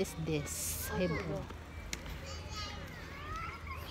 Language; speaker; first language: English; non-native, local second language; Filipino